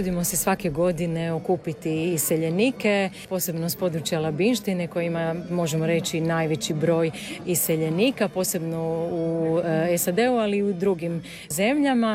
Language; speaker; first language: Serbian; native; Serbian